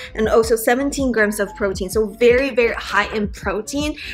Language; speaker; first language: English; non-native, fluent; Chinese